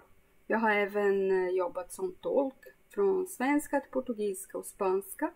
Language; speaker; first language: Swedish; non-native, fluent; Portuguese